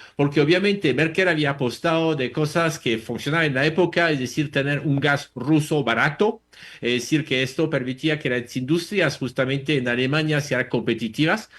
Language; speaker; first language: Spanish; non-native, fluent; French